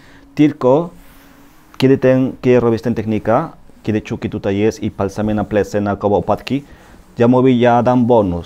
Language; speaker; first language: Polish; non-native, learner; Spanish